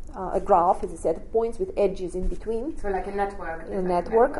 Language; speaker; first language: English; non-native, fluent; Russian